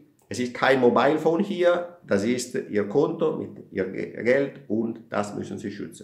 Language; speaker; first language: German; non-native, fluent; Italian